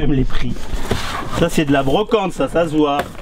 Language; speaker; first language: French; native; French